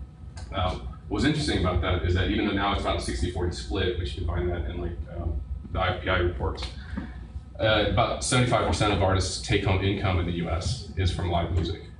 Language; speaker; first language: English; native; English